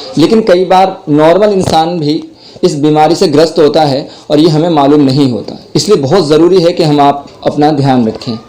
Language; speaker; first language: Hindi; native; Hindi